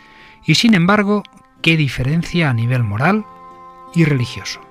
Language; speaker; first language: Spanish; native; Spanish